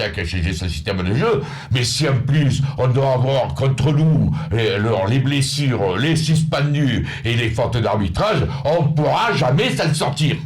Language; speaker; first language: French; native; French